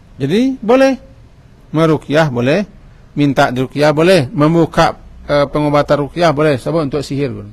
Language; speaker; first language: Malay; non-native, local second language; Minangkabau